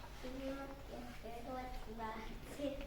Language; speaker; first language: Estonian; non-native, local second language; Russian